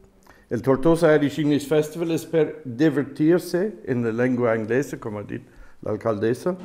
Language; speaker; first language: Catalan; non-native, learner; English